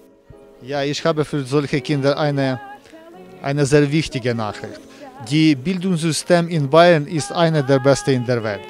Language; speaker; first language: German; non-native, fluent; Ukrainian